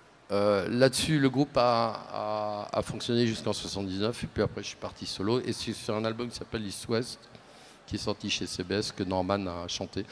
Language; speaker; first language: French; native; French